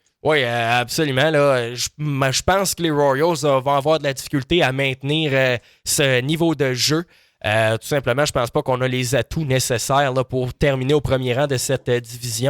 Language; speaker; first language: French; native; French